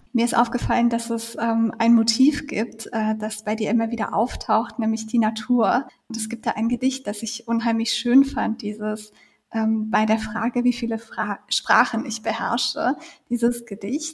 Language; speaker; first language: German; native; German